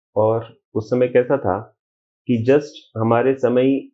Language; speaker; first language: Hindi; non-native, local second language; Marathi